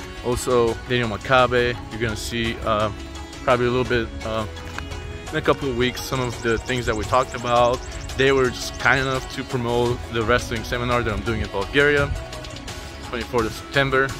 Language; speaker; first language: English; non-native, fluent; Bulgarian